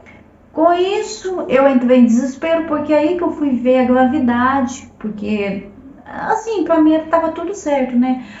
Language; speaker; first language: Portuguese; native; Portuguese